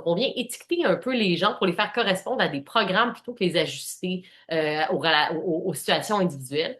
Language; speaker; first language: French; native; French